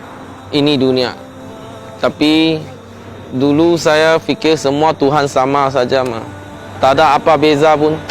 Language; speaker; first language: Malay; non-native, local second language; Chinese